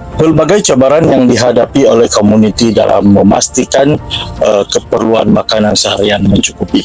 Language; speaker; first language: Malay; non-native, local second language; Central Dusun